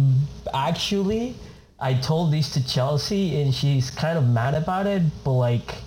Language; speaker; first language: English; non-native, fluent; Spanish